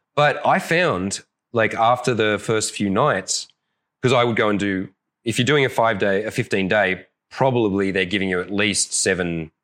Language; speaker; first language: English; native; English